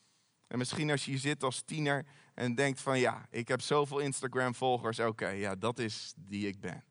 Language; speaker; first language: Dutch; native; Dutch